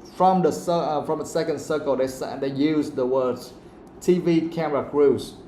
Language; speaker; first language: English; non-native, fluent; Vietnamese